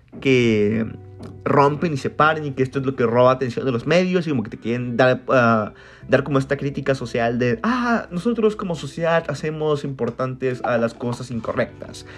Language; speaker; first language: Spanish; native; Spanish